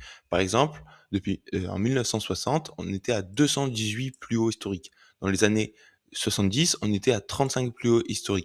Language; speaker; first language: French; native; French